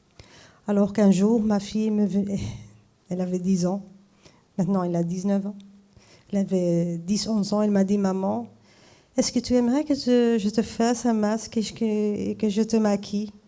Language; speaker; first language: French; non-native, fluent; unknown